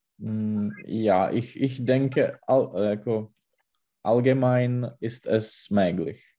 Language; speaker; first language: German; non-native, learner; Czech